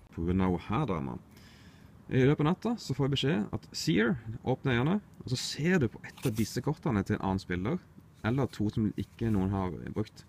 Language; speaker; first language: Norwegian; native; Norwegian